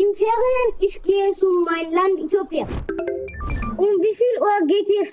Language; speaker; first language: German; non-native, learner; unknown